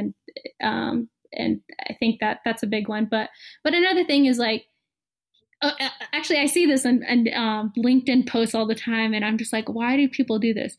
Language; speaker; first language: English; native; English